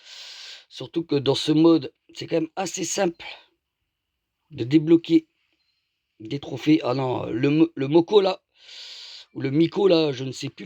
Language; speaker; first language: French; native; French